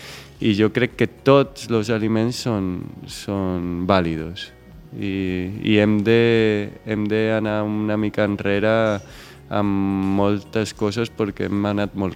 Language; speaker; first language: Catalan; non-native, local second language; Spanish